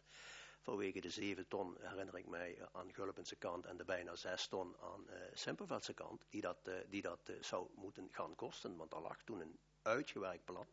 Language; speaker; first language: Dutch; native; Dutch